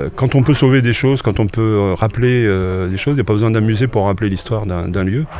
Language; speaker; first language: French; native; French